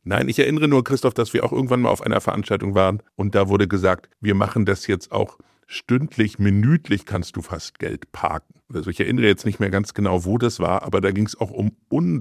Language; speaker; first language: German; native; German